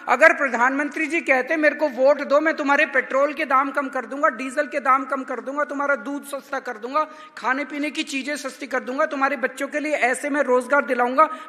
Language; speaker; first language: Hindi; native; Hindi